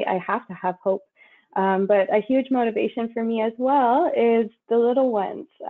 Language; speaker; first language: English; native; English